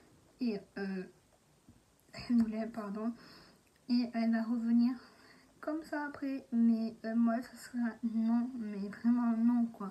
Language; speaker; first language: French; native; French